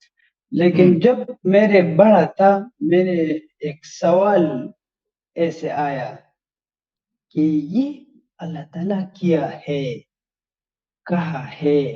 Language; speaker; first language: Hindi; non-native, learner; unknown